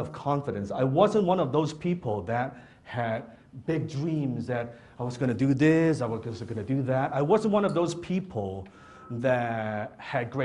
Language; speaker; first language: English; non-native, fluent; Cantonese